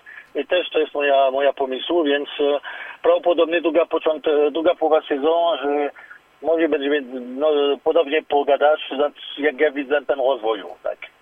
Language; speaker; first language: Polish; non-native, learner; French